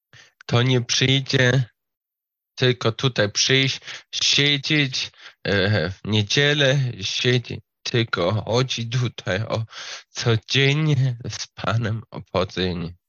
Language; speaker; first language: Polish; non-native, fluent; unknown